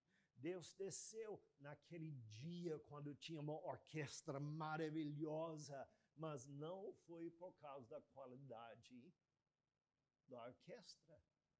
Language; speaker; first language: Portuguese; non-native, fluent; English